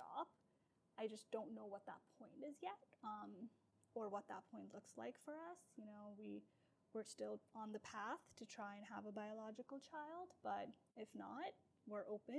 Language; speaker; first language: English; non-native, local second language; Urdu